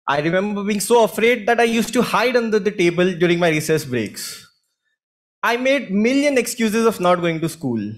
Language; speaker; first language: English; non-native, local second language; Hindi